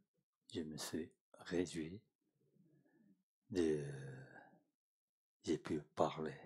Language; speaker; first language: French; non-native, learner; Tibetan